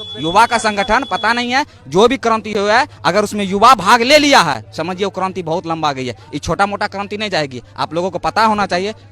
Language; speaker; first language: Hindi; native; Hindi